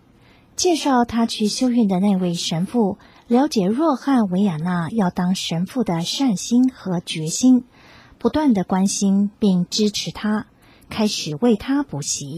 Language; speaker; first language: Chinese; native; Chinese